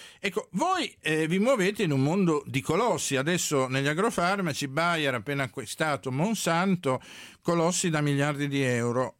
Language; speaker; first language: Italian; native; Italian